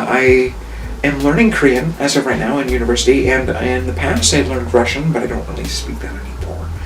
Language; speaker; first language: English; native; English